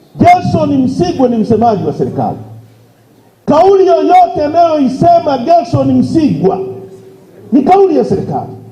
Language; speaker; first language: Swahili; native; Swahili